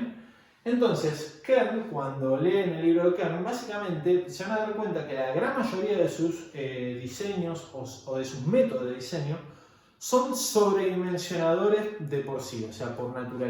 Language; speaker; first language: Spanish; native; Spanish